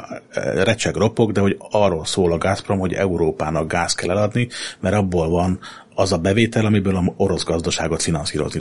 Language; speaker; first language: Hungarian; native; Hungarian